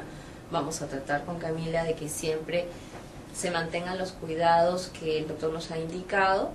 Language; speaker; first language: Spanish; native; Spanish